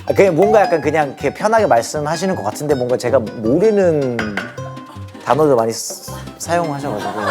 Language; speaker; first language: Korean; early bilingual, heritage; Korean